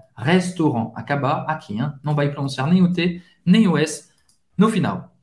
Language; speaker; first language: Portuguese; non-native, fluent; French